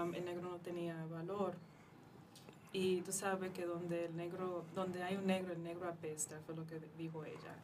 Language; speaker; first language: Spanish; early bilingual, heritage; Spanish